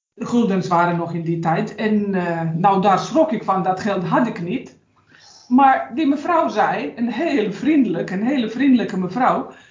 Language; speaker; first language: Dutch; non-native, fluent; Bosnian